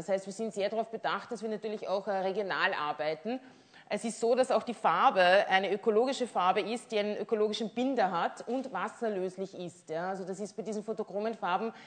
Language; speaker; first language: German; native; German